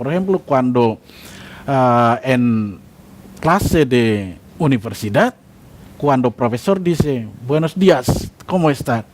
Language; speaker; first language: Spanish; non-native, learner; Indonesian